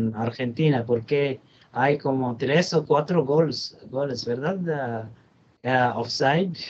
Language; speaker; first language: Spanish; non-native, learner; Bangla